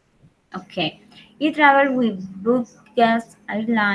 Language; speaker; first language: English; non-native, learner; Spanish